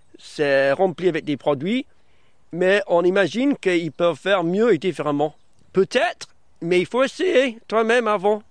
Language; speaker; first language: French; early bilingual, other home language; English